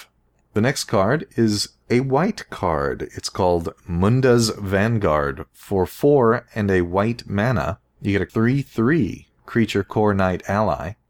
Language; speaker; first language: English; native; English